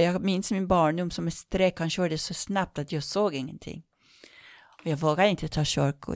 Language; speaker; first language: Swedish; non-native, fluent; Persian